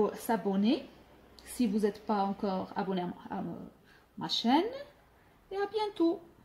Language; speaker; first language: French; non-native, local second language; Arabic